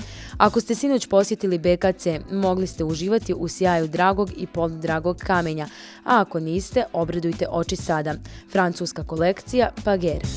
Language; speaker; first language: Bosnian; native; Bosnian